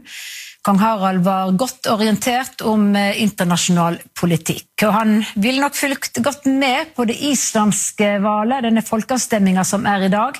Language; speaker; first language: Norwegian; native; Norwegian